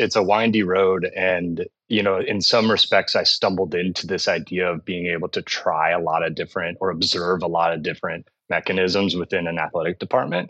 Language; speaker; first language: English; native; English